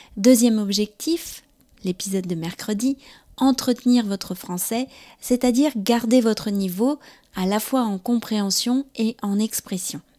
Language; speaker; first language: French; native; French